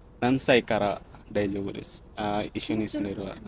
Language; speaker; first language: Japanese; non-native, learner; Indonesian